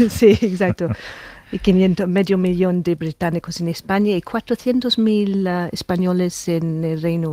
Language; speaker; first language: Spanish; non-native, fluent; English